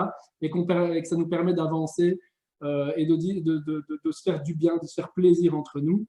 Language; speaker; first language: French; native; French